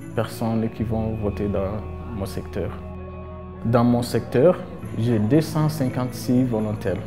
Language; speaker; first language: French; non-native, local second language; Kinyarwanda